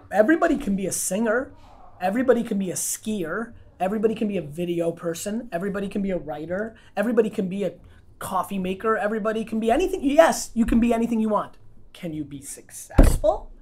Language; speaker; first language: English; non-native, fluent; Russian